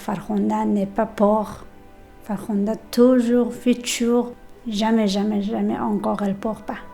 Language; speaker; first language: French; non-native, learner; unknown